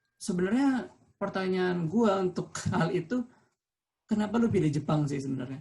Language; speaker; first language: Indonesian; native; Indonesian